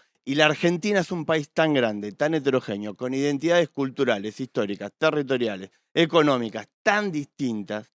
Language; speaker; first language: Spanish; native; Spanish